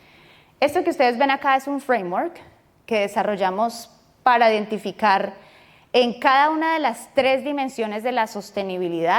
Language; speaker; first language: Spanish; native; Spanish